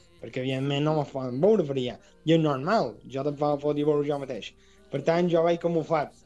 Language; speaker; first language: Catalan; native; Catalan